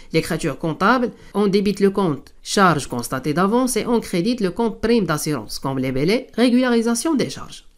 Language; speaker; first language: French; non-native, local second language; Arabic